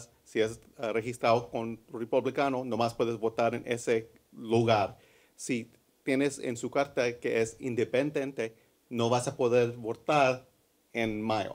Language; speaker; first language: Spanish; early bilingual, heritage; English